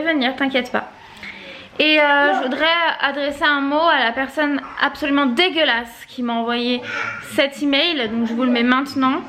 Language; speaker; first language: French; native; French